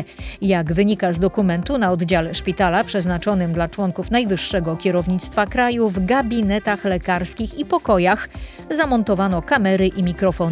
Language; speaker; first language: Polish; native; Polish